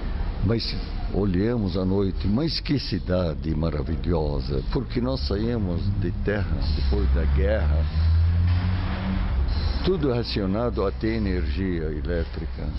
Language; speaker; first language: Portuguese; non-native, fluent; Arabic